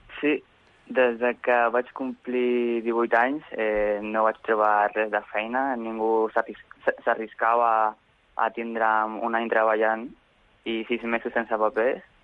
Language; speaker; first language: Catalan; early bilingual, other home language; Spanish